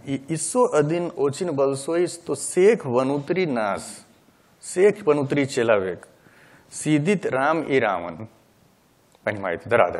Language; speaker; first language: Russian; non-native, learner; Hindi